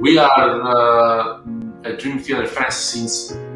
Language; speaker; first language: English; non-native, learner; Italian